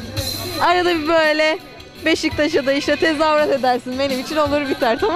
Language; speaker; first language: Turkish; native; Turkish